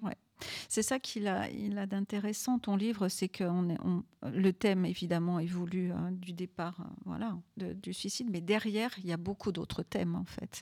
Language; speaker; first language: French; native; French